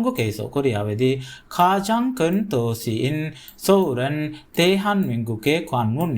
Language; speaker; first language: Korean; non-native, fluent; Sinhala